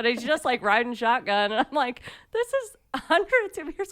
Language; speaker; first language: English; native; English